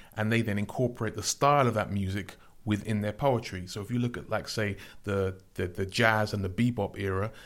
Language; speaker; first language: English; native; English